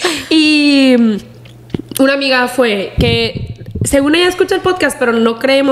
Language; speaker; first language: Spanish; early bilingual, heritage; Spanish